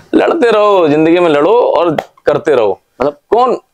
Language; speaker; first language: Hindi; native; Hindi